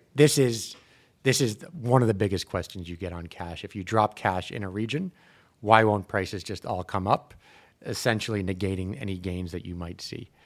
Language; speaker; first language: English; native; English